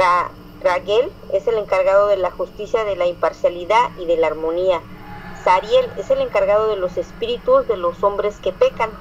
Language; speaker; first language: Spanish; native; Spanish